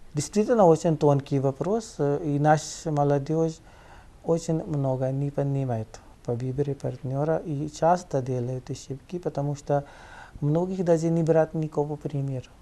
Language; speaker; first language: Russian; non-native, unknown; Punjabi